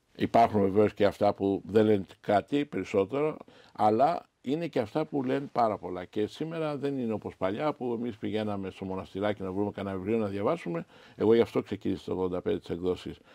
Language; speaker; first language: Greek; non-native, fluent; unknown